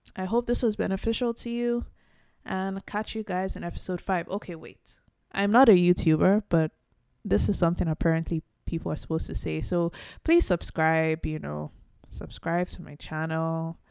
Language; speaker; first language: English; non-native, local second language; Yoruba